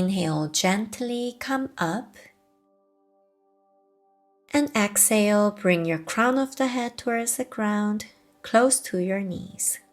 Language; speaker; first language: English; non-native, fluent; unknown